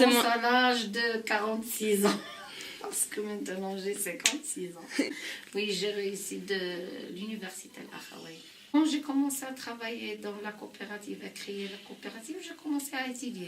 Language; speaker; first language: French; non-native, local second language; Arabic